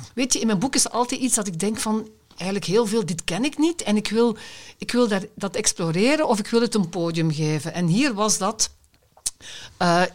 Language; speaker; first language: Dutch; native; Dutch